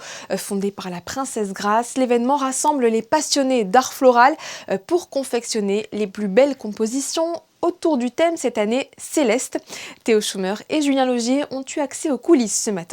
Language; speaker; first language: French; native; French